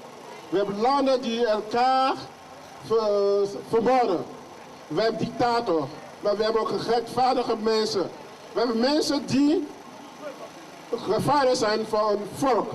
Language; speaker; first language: Dutch; non-native, learner; French